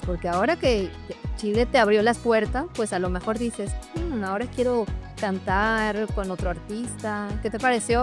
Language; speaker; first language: Spanish; native; Spanish